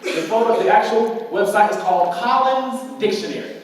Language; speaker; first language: English; native; English